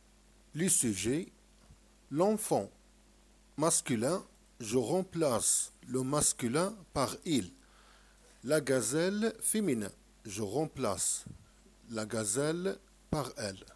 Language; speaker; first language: French; non-native, local second language; Arabic